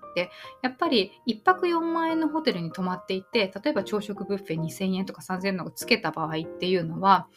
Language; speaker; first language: Japanese; native; Japanese